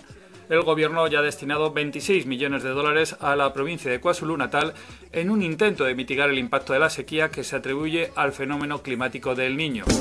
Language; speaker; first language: Spanish; native; Spanish